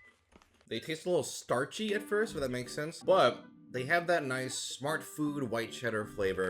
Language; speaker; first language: English; native; English